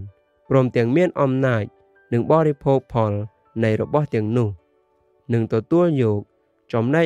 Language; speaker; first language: Khmer; native; Khmer